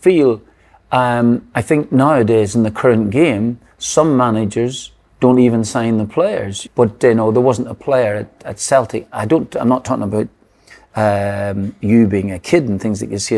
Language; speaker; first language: English; native; English